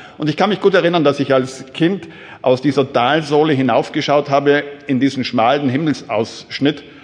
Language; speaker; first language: German; native; German